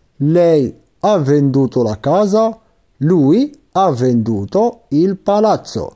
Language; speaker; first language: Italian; non-native, fluent; Arabic